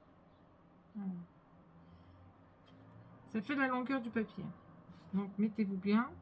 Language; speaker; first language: French; native; French